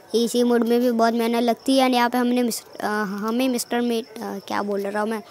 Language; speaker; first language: Hindi; non-native, local second language; Gujarati